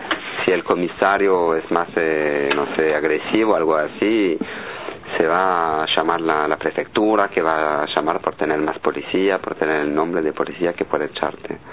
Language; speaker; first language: Spanish; non-native, fluent; French